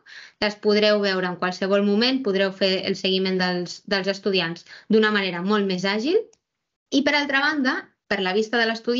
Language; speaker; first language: Catalan; native; Catalan